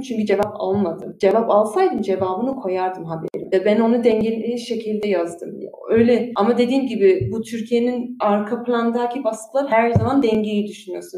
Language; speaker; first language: Turkish; early bilingual, heritage; Turkish